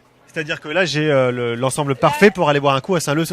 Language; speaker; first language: French; native; French